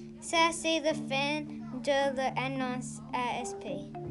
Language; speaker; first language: French; non-native, learner; English